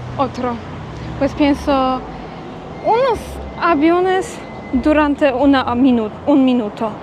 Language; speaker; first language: Spanish; non-native, fluent; Polish